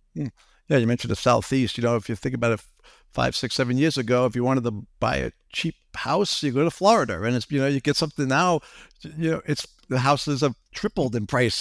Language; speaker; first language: English; native; English